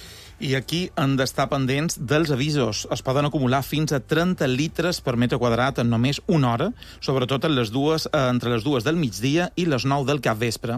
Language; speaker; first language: Catalan; native; Catalan